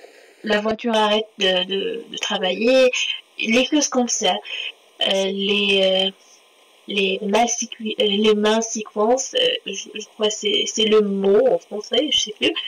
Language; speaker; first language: French; non-native, local second language; Arabic